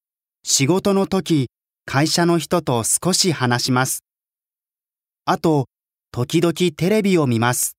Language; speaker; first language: Japanese; non-native, learner; Thai